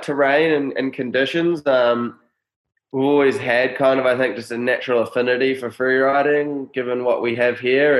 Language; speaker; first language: English; native; English